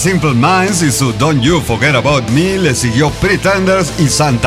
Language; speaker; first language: Spanish; native; Spanish